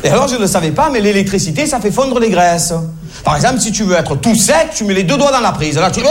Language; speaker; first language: French; native; French